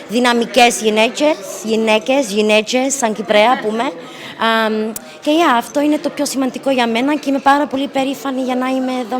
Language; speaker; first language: Greek; early bilingual, heritage; English